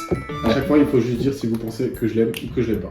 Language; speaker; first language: French; native; French